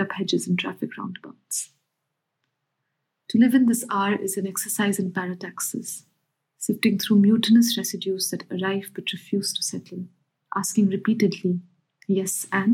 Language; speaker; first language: English; non-native, local second language; Hindi